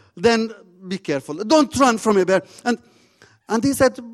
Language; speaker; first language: English; non-native, fluent; Arabic